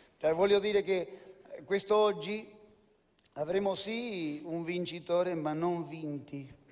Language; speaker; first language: Italian; native; Italian